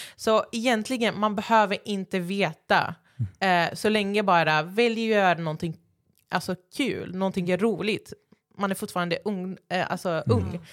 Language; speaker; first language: Swedish; early bilingual, other home language; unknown